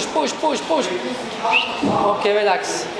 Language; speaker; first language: English; non-native, fluent; French